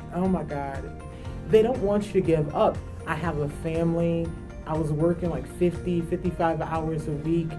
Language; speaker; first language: English; native; English